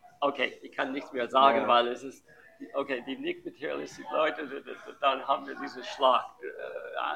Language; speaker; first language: German; non-native, learner; English